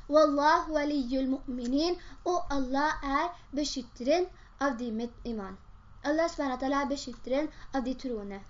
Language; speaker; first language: Norwegian; early bilingual, other home language; Urdu